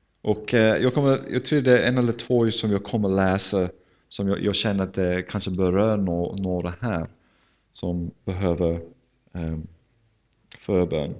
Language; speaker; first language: Swedish; non-native, fluent; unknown